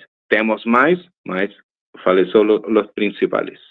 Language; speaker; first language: Portuguese; non-native, fluent; Spanish